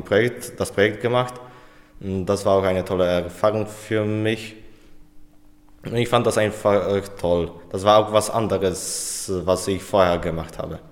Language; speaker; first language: German; non-native, local second language; Polish